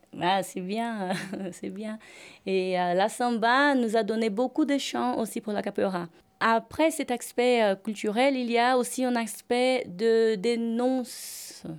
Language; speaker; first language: French; non-native, fluent; Portuguese